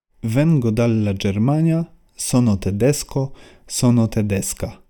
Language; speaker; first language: Italian; non-native, learner; Polish